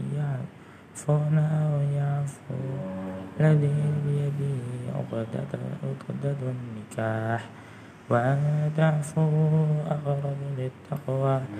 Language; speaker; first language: Arabic; non-native, learner; Indonesian